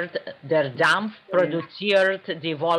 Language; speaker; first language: German; non-native, learner; English